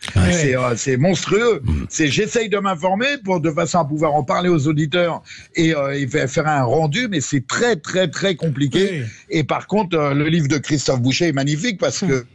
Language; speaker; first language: French; native; French